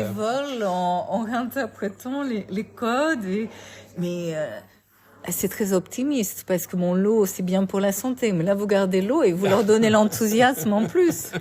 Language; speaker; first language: French; native; French